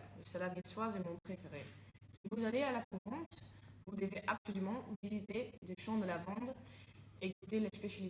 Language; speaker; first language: French; non-native, learner; Dutch